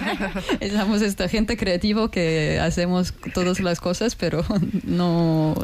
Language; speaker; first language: Spanish; non-native, fluent; Russian